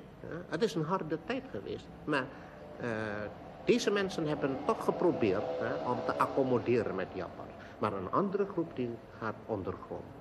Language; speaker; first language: Dutch; non-native, local second language; Indonesian